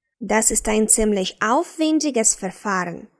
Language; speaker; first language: German; non-native, fluent; Ukrainian